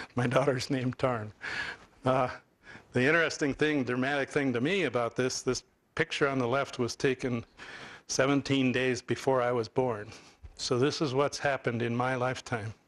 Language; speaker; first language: English; native; English